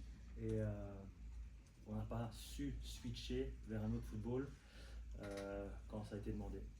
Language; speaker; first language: French; native; French